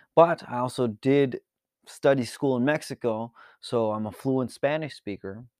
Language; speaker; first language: English; early bilingual, other home language; Spanish